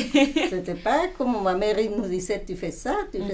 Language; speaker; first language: French; non-native, fluent; Spanish